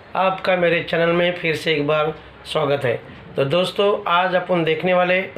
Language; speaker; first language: Hindi; non-native, local second language; Marathi